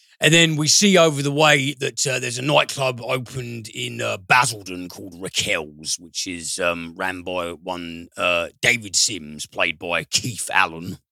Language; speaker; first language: English; native; English